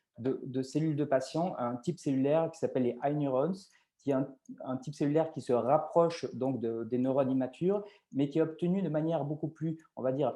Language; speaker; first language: French; native; French